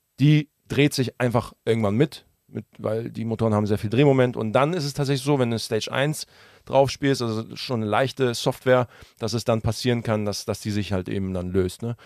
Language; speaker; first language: German; early bilingual, other home language; Russian